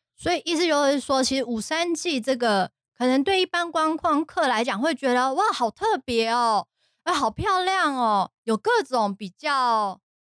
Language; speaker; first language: Chinese; non-native, fluent; Japanese